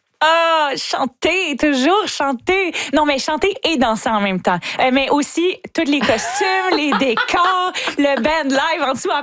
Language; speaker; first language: French; native; French